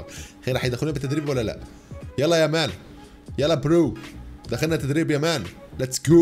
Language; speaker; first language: Arabic; native; Arabic